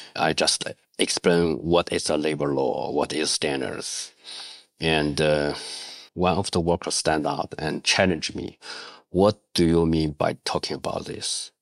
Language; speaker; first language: English; non-native, learner; Chinese